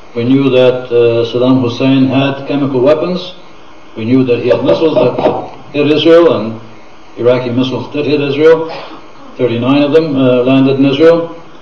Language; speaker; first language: English; non-native, fluent; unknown